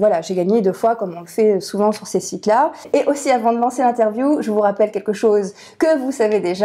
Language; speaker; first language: French; native; French